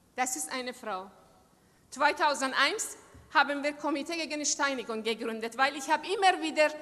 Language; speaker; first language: German; non-native, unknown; Persian